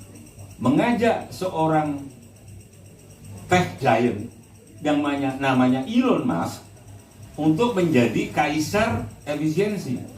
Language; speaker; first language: Indonesian; non-native, local second language; Javanese